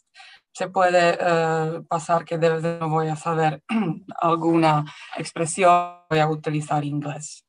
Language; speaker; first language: Spanish; non-native, fluent; Czech